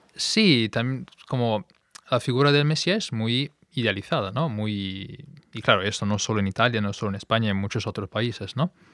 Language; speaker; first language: Spanish; non-native, fluent; Italian